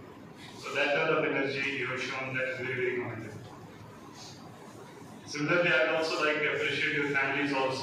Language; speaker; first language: English; non-native, local second language; Telugu